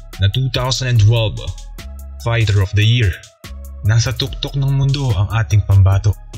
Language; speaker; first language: Filipino; native; Filipino